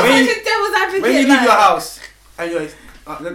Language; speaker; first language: English; native; English